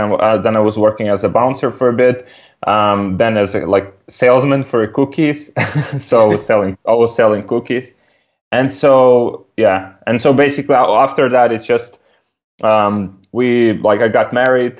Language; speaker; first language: English; non-native, fluent; Ukrainian